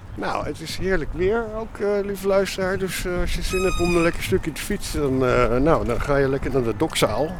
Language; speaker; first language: Dutch; native; Dutch